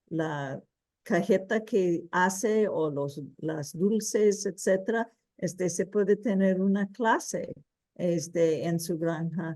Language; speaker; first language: Spanish; early bilingual, heritage; Spanish